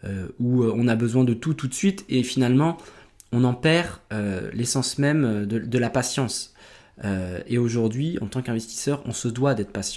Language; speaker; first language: French; native; French